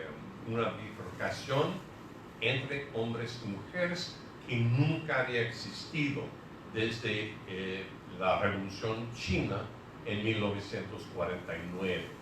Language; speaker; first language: Spanish; non-native, fluent; English